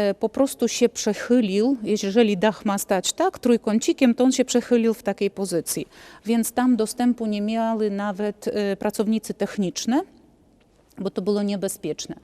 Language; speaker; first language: Polish; non-native, local second language; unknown